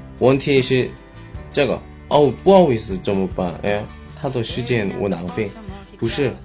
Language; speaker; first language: Chinese; non-native, learner; Korean